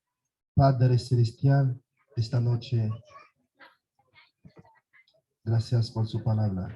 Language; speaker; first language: Spanish; non-native, fluent; Haitian Creole